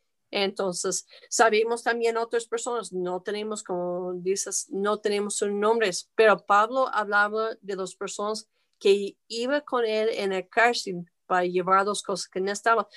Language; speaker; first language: Spanish; non-native, fluent; English